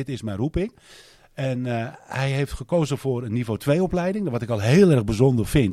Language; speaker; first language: Dutch; native; Dutch